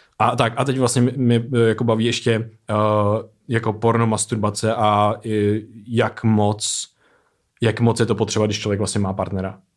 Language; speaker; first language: Czech; native; Czech